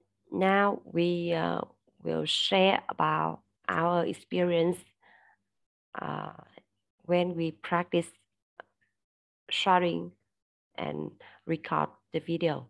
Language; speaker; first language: English; non-native, learner; Vietnamese